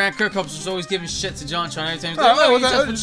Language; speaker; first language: English; native; English